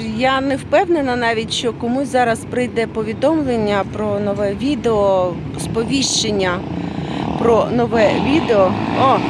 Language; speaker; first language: Ukrainian; non-native, local second language; Russian